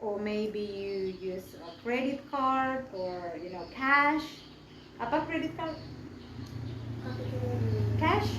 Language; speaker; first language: English; non-native, learner; Indonesian